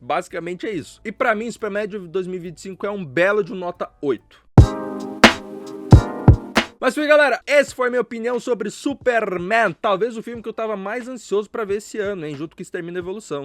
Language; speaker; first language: Portuguese; native; Portuguese